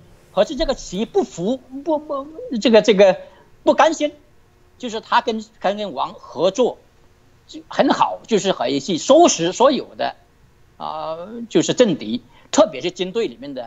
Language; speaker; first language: Chinese; native; Chinese